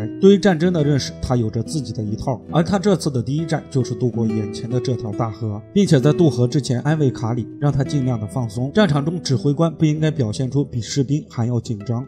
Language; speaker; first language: Chinese; native; Chinese